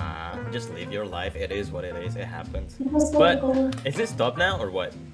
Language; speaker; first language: English; non-native, fluent; Indonesian